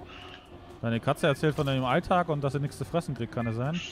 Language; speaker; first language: German; native; German